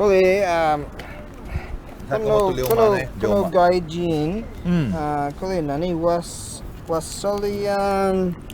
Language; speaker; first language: Japanese; non-native, learner; English